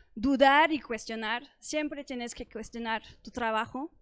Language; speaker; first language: Spanish; non-native, fluent; French